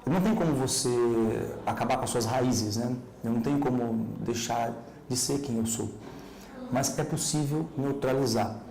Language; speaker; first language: Portuguese; native; Portuguese